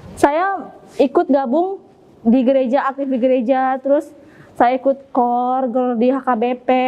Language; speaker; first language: Indonesian; native; Indonesian